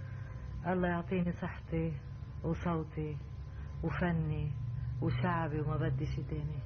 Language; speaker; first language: Arabic; native; Arabic